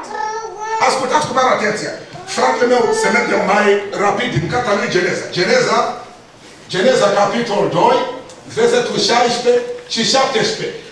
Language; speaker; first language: Romanian; non-native, learner; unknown